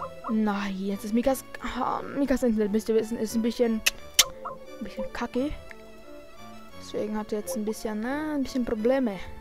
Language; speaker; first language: German; native; German